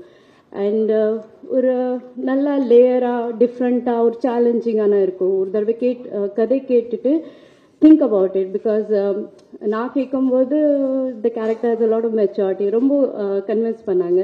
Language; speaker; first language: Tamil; non-native, learner; Marathi